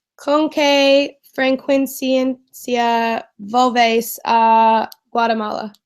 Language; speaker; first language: Spanish; non-native, learner; English